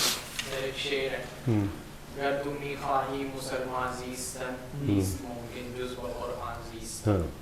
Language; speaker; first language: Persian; non-native, learner; Urdu